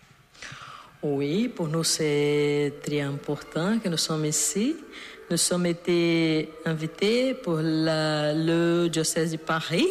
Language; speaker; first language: French; non-native, learner; Portuguese